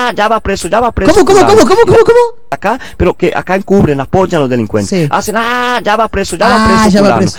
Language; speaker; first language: Spanish; native; Spanish